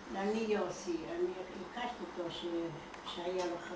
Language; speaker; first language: Hebrew; non-native, fluent; Hungarian